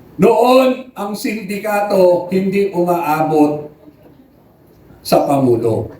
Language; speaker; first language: Filipino; native; Filipino